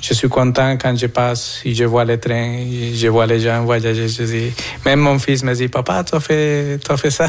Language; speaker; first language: French; non-native, fluent; Spanish